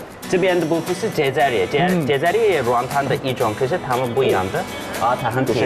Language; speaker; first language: Chinese; non-native, fluent; Turkish